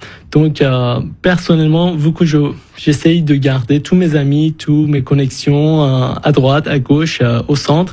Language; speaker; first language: French; non-native, fluent; Persian